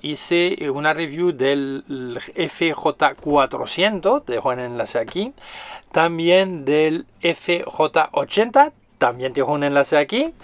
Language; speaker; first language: Spanish; non-native, fluent; French